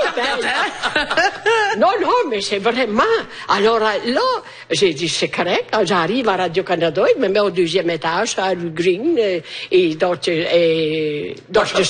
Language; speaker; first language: French; non-native, fluent; Italian